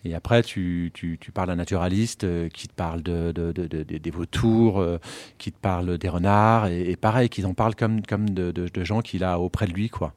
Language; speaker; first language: French; native; French